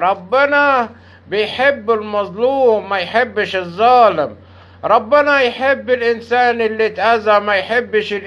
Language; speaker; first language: Arabic; native; Arabic